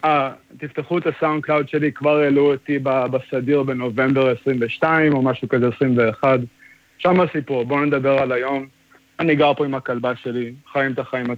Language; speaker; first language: Hebrew; early bilingual, heritage; English